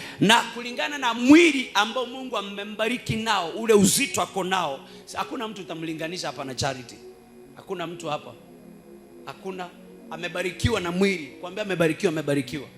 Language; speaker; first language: Swahili; native; Swahili